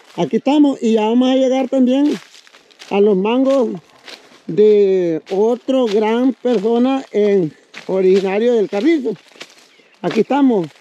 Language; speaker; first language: Spanish; native; Spanish